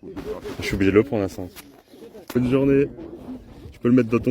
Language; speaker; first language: French; native; French